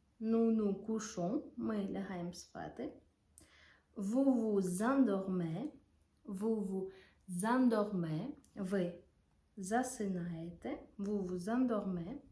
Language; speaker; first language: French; non-native, fluent; Ukrainian